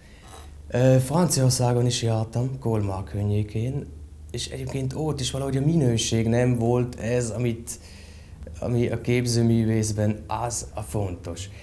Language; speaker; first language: Hungarian; non-native, fluent; German